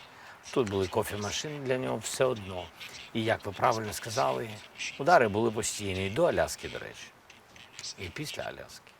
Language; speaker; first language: Ukrainian; non-native, local second language; Russian